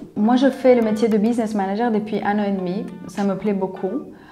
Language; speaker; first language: French; non-native, fluent; Spanish